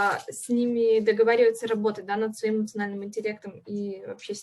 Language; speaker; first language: Russian; native; Russian